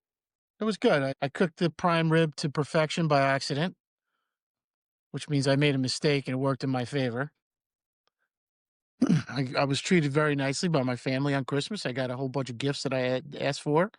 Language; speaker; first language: English; native; English